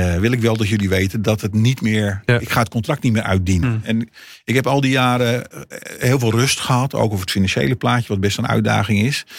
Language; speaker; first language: Dutch; non-native, fluent; Portuguese